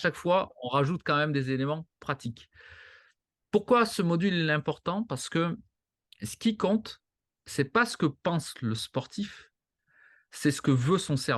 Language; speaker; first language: French; native; French